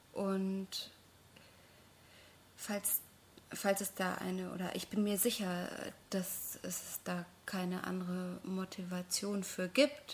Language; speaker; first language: German; non-native, fluent; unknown